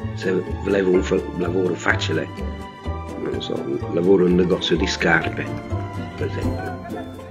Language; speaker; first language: Italian; non-native, fluent; English